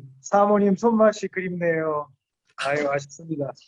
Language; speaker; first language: Korean; native; Korean